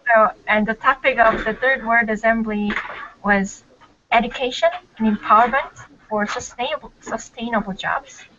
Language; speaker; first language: English; non-native, learner; Korean